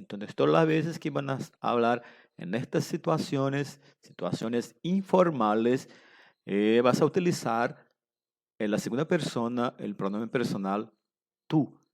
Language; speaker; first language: Spanish; non-native, fluent; Portuguese